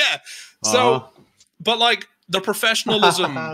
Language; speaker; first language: English; native; English